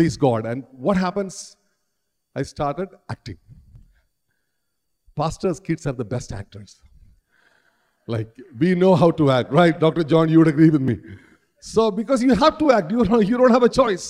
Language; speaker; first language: English; non-native, local second language; Malayalam